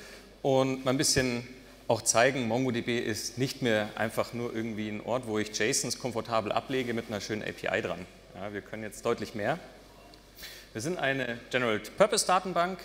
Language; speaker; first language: German; native; German